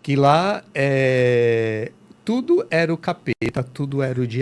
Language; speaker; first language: Portuguese; native; Portuguese